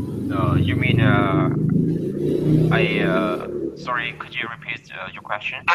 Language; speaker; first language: English; non-native, learner; Vietnamese